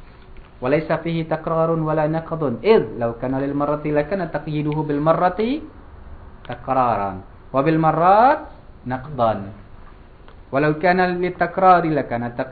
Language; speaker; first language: Arabic; non-native, fluent; Indonesian